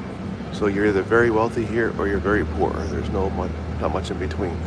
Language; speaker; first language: English; native; English